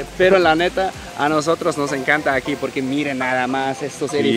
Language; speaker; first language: Spanish; non-native, fluent; German